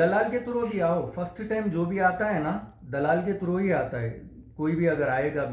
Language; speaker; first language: Hindi; native; Hindi